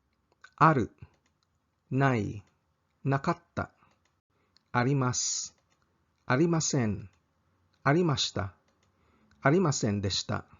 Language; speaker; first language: Japanese; non-native, fluent; English